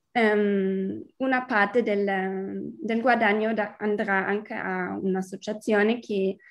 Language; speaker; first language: Italian; non-native, fluent; German